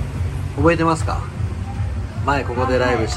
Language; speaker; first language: Japanese; native; Japanese